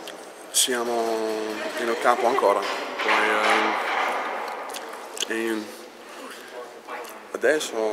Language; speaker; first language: Italian; non-native, learner; English